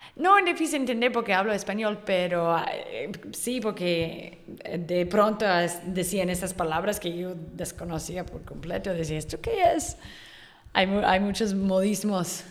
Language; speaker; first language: Spanish; non-native, fluent; English